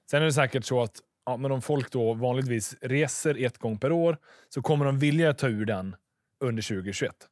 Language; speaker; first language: Swedish; native; Swedish